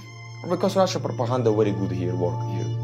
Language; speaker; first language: English; non-native, learner; Ukrainian